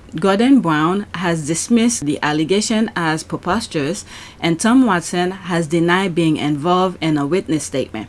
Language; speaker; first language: English; native; English